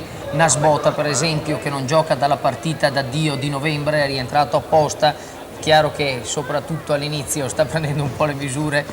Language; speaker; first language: Italian; native; Italian